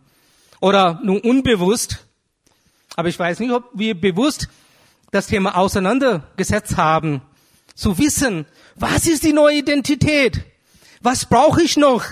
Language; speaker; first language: German; non-native, fluent; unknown